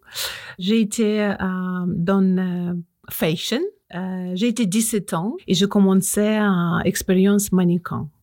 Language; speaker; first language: French; non-native, learner; Russian